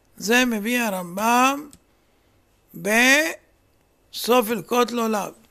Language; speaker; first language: Hebrew; native; Hebrew